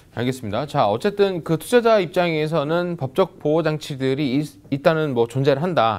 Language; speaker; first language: Korean; native; Korean